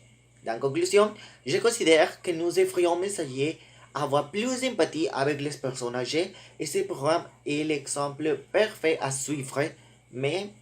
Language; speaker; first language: French; non-native, learner; Spanish